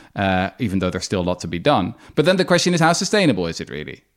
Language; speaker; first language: English; non-native, fluent; Dutch